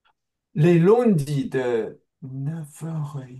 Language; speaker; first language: French; non-native, learner; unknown